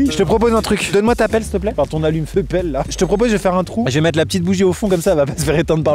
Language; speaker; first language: French; native; French